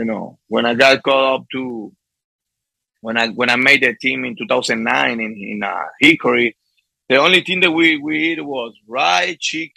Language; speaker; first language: English; non-native, fluent; Spanish